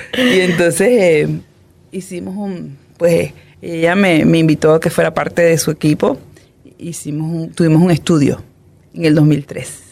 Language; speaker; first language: Spanish; native; Spanish